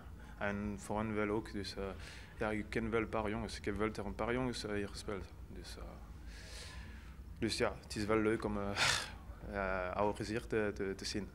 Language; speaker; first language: Dutch; non-native, fluent; French